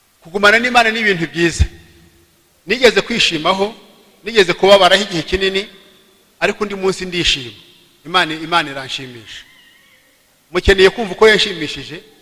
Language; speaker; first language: Kinyarwanda; early bilingual, heritage; Kinyarwanda